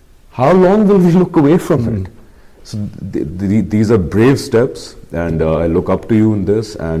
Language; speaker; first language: English; non-native, local second language; Urdu